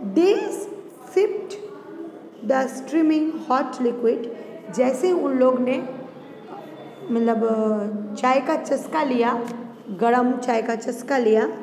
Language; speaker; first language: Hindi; non-native, local second language; Gujarati